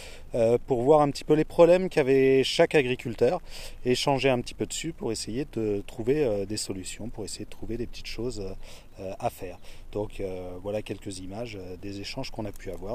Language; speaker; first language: French; native; French